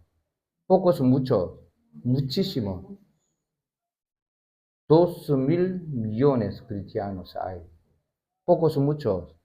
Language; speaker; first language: Spanish; non-native, learner; Korean